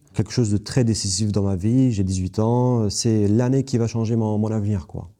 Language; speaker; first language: French; non-native, fluent; Arabic